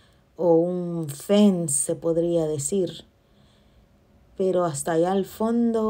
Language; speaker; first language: Spanish; native; Spanish